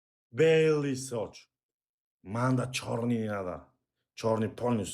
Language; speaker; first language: Russian; non-native, learner; Uzbek